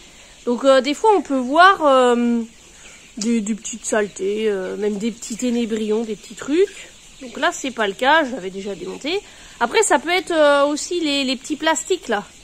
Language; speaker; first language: French; native; French